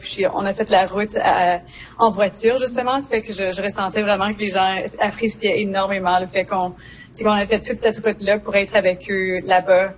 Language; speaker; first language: French; native; French